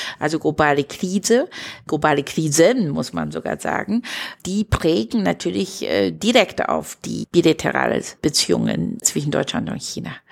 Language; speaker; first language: German; non-native, fluent; Chinese